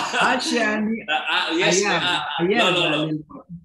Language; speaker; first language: Hebrew; non-native, learner; Indonesian